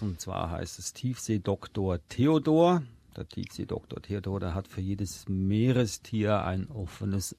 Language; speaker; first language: German; native; German